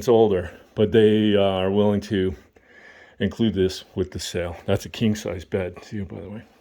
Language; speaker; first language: English; native; English